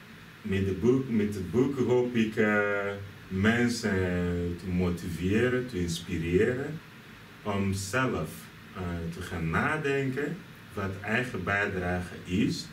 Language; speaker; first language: Dutch; non-native, fluent; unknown